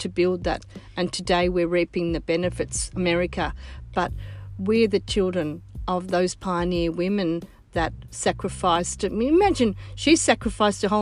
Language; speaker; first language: English; non-native, local second language; Sicilian